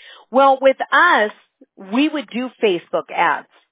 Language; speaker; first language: English; early bilingual, other home language; Spanish